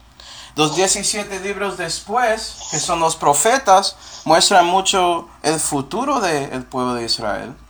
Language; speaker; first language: Spanish; non-native, fluent; English